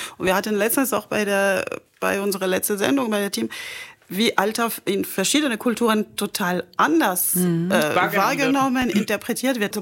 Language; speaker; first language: German; non-native, fluent; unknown